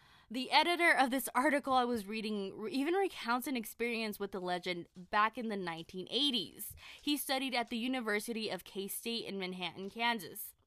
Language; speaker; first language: English; early bilingual, other home language; Spanish